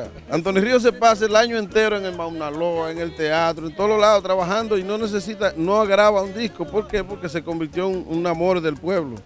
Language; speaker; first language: Spanish; native; Spanish